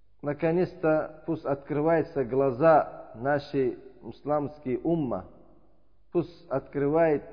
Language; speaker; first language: Russian; non-native, learner; Uzbek